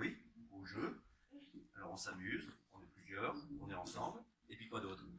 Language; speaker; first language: French; native; French